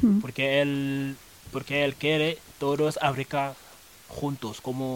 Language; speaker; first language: Spanish; non-native, learner; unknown